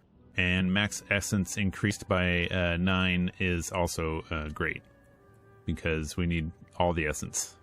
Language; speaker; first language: English; native; English